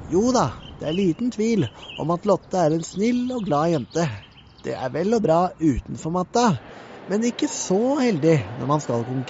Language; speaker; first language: Norwegian; native; Norwegian